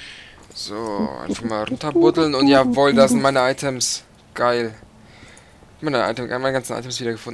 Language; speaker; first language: German; native; German